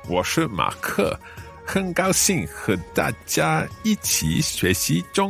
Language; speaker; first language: Chinese; non-native, learner; English